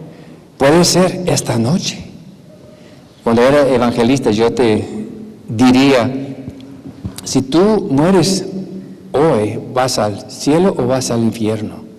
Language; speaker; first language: Spanish; non-native, fluent; English